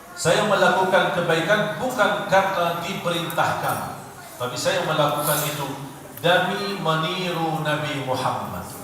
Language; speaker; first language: Indonesian; non-native, fluent; Arabic